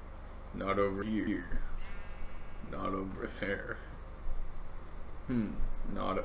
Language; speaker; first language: English; native; English